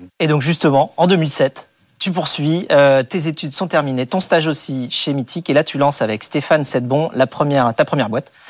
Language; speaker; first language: French; native; French